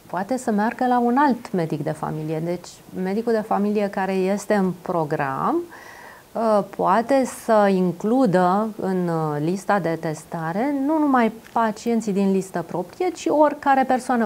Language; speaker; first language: Romanian; native; Romanian